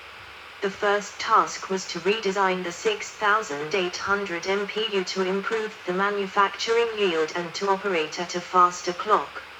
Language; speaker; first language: English; non-native, learner; Danish